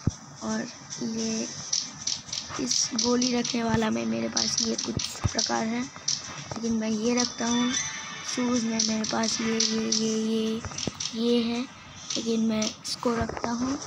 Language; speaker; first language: Hindi; non-native, local second language; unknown